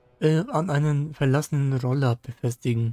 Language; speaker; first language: German; native; German